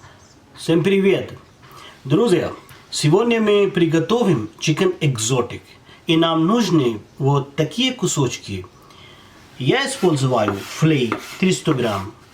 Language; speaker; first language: Russian; non-native, learner; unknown